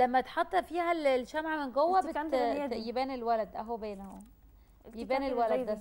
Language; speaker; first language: Arabic; native; Arabic